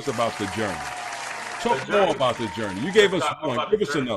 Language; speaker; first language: English; native; English